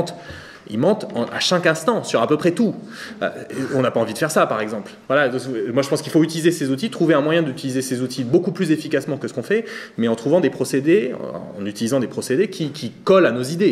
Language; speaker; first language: French; native; French